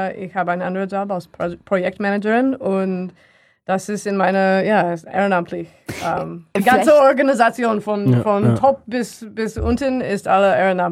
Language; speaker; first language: German; non-native, learner; English